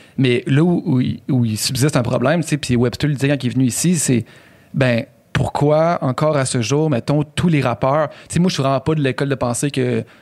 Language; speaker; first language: French; native; French